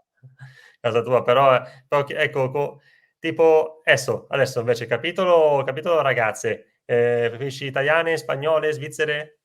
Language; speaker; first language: Italian; native; Italian